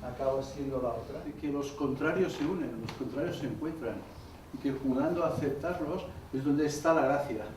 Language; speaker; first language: Spanish; non-native, local second language; Catalan